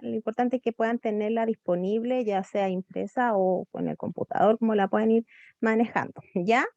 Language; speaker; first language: Spanish; native; Spanish